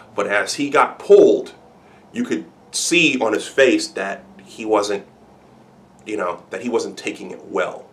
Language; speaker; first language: English; native; English